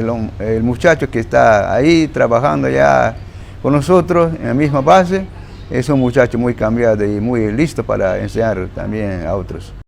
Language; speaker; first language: Spanish; non-native, local second language; Shipibo-Conibo